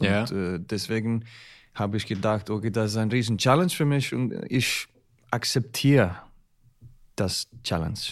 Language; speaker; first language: German; non-native, learner; Icelandic